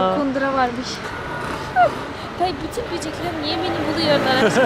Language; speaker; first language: Turkish; non-native, learner; Russian